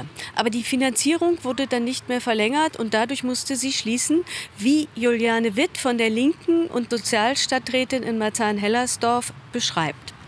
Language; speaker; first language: German; native; German